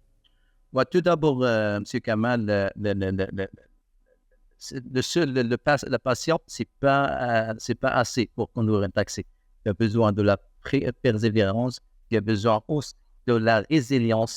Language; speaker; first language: French; non-native, learner; Arabic